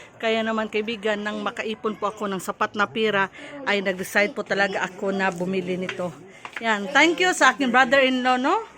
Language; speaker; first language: Filipino; non-native, local second language; Cebuano